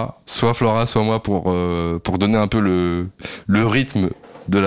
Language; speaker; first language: French; native; French